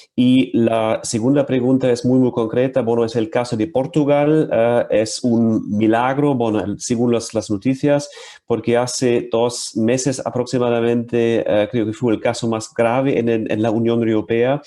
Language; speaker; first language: Spanish; non-native, fluent; German